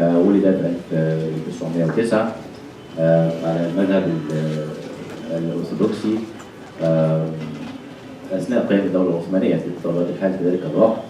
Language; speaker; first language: Arabic; native; Arabic